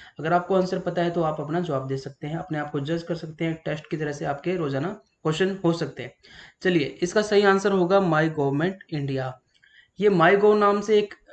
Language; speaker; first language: Hindi; native; Hindi